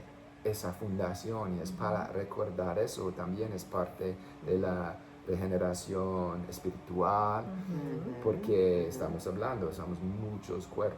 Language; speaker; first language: Spanish; non-native, fluent; English